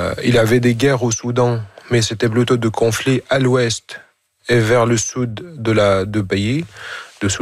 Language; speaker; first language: French; non-native, fluent; Arabic